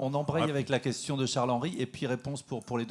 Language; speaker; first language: French; native; French